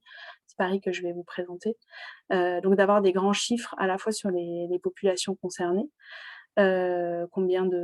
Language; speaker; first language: French; native; French